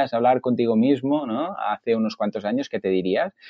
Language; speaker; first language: Spanish; native; Spanish